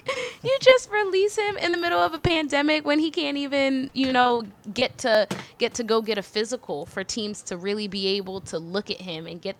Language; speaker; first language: English; native; English